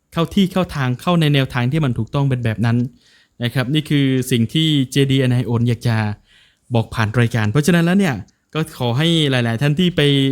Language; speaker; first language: Thai; non-native, local second language; Northern Khmer